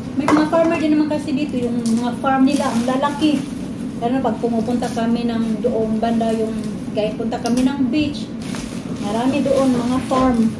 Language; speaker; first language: Filipino; native; Filipino